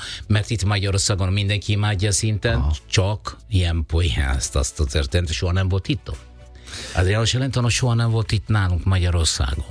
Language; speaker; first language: Hungarian; non-native, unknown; Italian